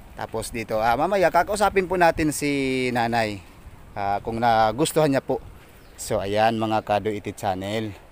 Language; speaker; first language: Filipino; non-native, local second language; Waray